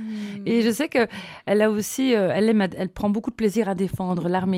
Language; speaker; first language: French; native; French